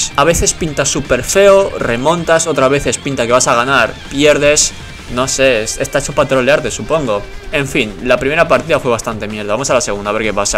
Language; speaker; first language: Spanish; native; Spanish